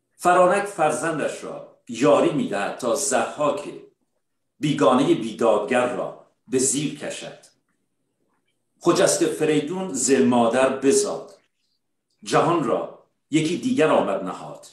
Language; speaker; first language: Persian; native; Persian